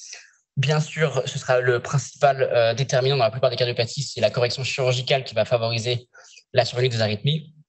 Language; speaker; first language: French; native; French